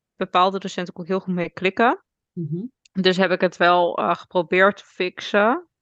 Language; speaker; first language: Dutch; native; Dutch